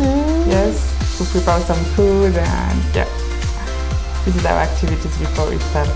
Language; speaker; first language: English; non-native, fluent; French